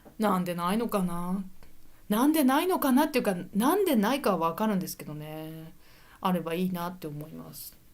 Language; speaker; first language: Japanese; native; Japanese